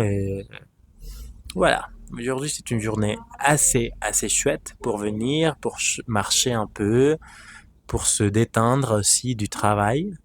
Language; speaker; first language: French; non-native, fluent; Spanish